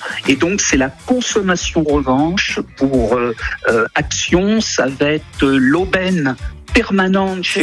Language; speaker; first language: French; native; French